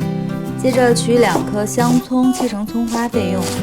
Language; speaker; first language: Chinese; native; Chinese